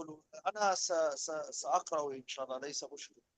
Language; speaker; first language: Arabic; non-native, learner; English